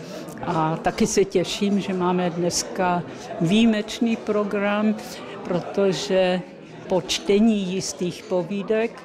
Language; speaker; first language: Czech; early bilingual, heritage; Czech